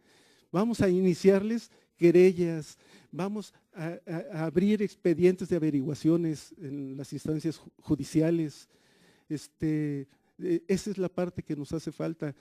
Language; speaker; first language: Spanish; native; Spanish